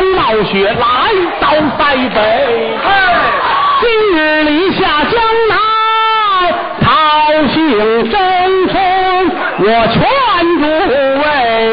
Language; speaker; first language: Chinese; native; Chinese